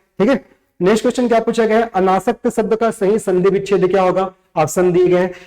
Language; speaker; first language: Hindi; native; Hindi